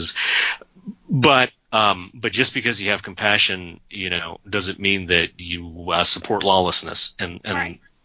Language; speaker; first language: English; native; English